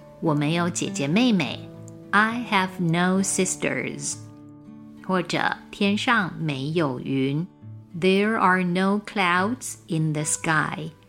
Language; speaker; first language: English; non-native, fluent; Chinese